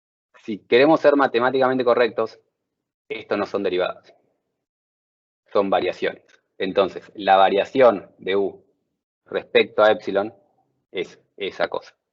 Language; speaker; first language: Spanish; native; Spanish